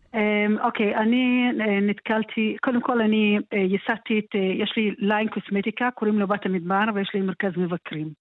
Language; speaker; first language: Hebrew; native; Hebrew